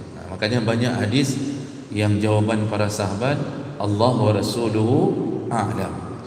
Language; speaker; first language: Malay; non-native, local second language; Achinese